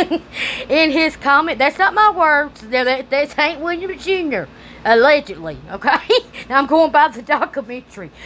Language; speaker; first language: English; native; English